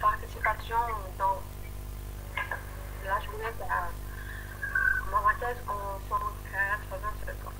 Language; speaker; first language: French; non-native, learner; Arabic